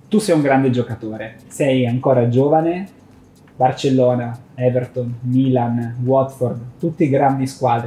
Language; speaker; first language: Italian; native; Italian